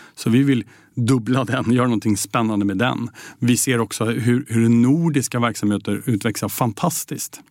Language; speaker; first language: Swedish; native; Swedish